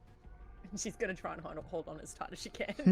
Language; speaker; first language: English; native; English